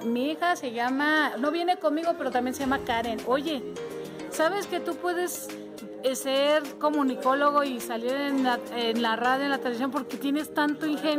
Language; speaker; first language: Spanish; native; Spanish